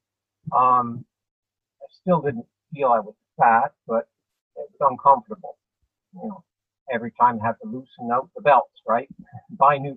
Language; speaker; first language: English; native; English